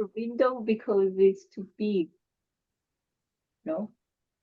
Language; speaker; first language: English; non-native, learner; Korean